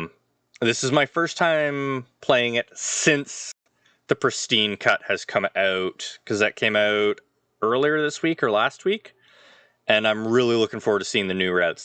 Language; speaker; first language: English; native; English